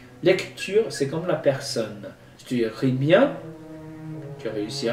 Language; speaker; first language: French; non-native, fluent; Chinese